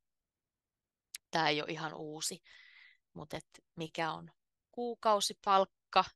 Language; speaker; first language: Finnish; native; Finnish